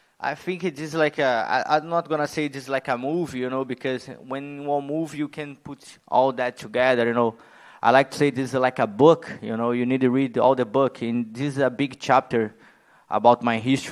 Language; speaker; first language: English; non-native, learner; Portuguese